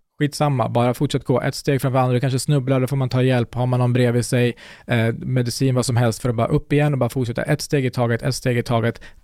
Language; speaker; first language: Swedish; early bilingual, other home language; Kurdish